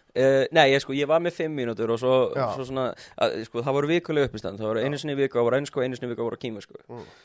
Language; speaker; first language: Icelandic; early bilingual, heritage; Icelandic